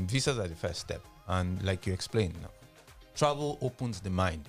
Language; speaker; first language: English; non-native, local second language; Yoruba